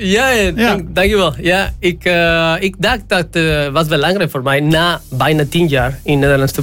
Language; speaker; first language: Dutch; non-native, learner; Spanish